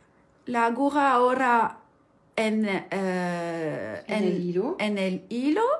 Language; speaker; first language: Spanish; non-native, learner; French